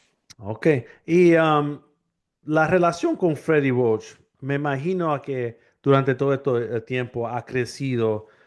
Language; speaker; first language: Spanish; early bilingual, heritage; English